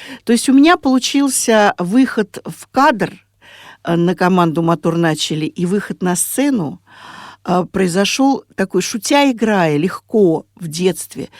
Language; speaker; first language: Russian; native; Russian